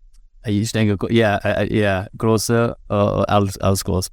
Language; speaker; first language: German; non-native, fluent; English